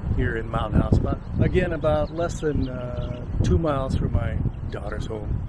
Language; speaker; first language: English; native; English